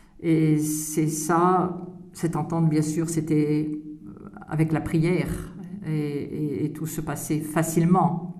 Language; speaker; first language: French; native; French